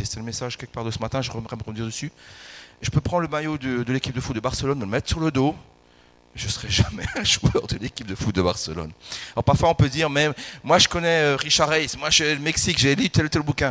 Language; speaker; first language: French; native; French